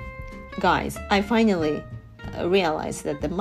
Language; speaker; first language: English; non-native, learner; Japanese